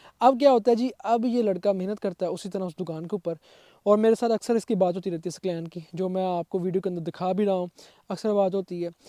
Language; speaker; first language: Urdu; non-native, local second language; Punjabi